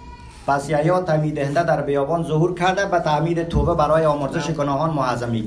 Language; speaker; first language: Persian; early bilingual, heritage; Persian